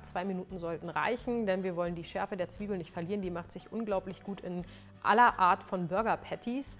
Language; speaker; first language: German; native; German